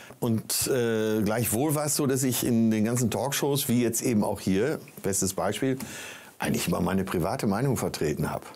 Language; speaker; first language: German; native; German